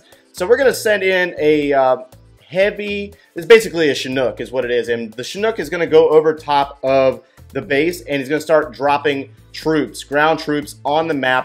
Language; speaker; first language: English; native; English